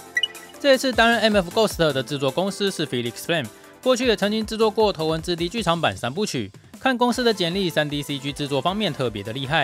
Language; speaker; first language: Chinese; native; Chinese